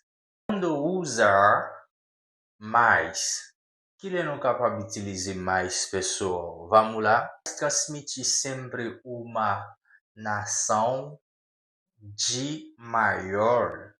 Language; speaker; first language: Portuguese; non-native, learner; Haitian Creole